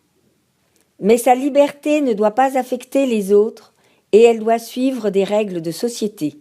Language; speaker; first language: French; non-native, learner; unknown